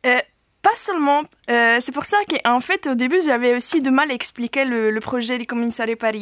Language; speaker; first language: French; non-native, fluent; Italian